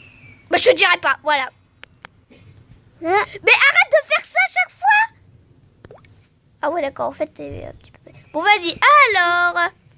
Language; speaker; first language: French; native; French